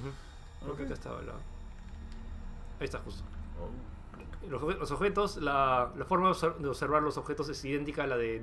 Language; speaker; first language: Spanish; native; Spanish